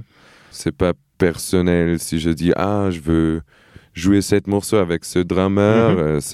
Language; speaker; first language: French; non-native, fluent; Portuguese